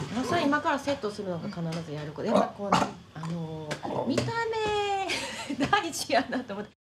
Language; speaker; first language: Japanese; native; Japanese